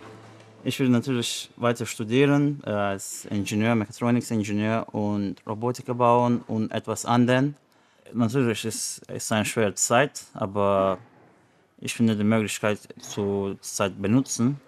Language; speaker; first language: German; non-native, learner; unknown